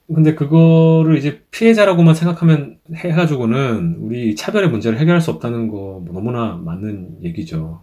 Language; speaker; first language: Korean; native; Korean